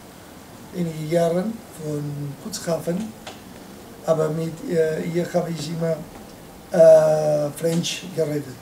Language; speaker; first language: German; non-native, learner; Spanish